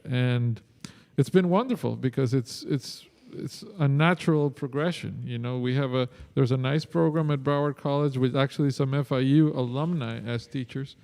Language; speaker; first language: English; non-native, fluent; Spanish